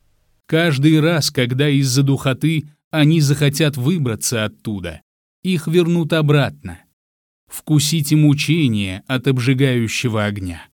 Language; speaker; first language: Russian; native; Russian